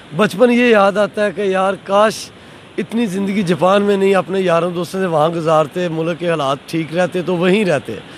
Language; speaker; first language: Urdu; non-native, local second language; Punjabi